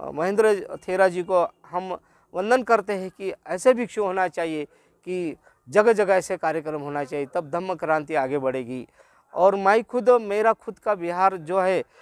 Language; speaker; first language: Hindi; non-native, local second language; Marathi